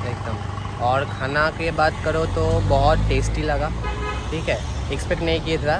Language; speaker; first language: Hindi; non-native, local second language; Bangla